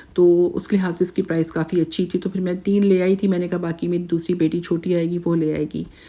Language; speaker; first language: Urdu; native; Urdu